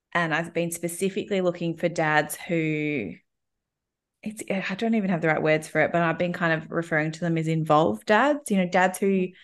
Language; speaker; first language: English; native; English